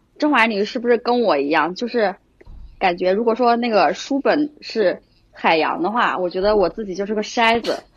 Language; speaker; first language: Chinese; native; Chinese